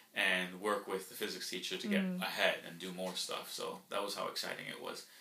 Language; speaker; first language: English; early bilingual, other home language; Spanish